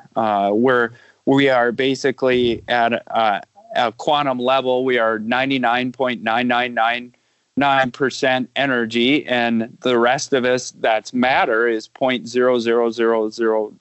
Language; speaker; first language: English; native; English